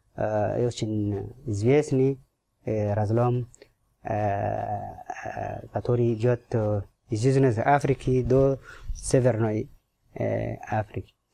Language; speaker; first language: Russian; non-native, fluent; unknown